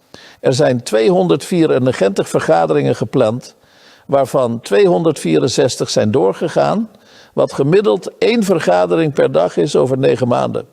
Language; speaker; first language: Dutch; native; Dutch